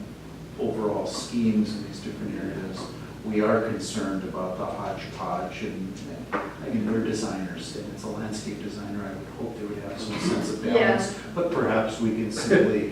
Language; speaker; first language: English; native; English